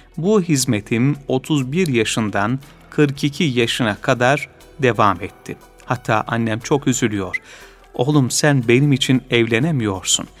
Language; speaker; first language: Turkish; native; Turkish